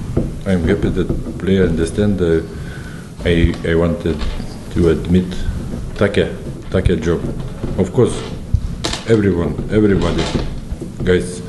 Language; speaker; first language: English; non-native, learner; Lithuanian